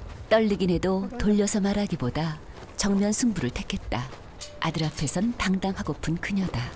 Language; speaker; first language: Korean; native; Korean